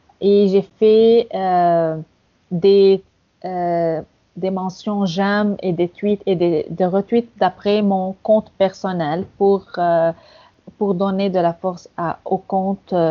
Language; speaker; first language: French; non-native, fluent; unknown